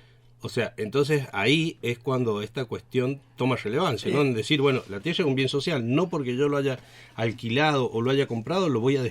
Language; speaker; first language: Spanish; native; Spanish